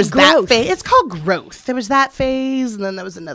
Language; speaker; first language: English; native; English